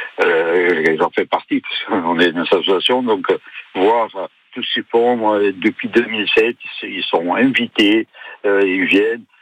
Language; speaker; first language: French; native; French